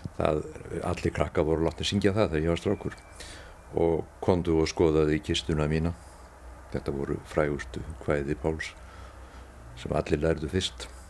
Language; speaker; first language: Icelandic; native; Icelandic